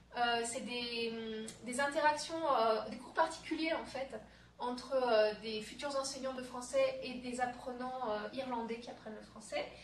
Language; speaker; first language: French; native; French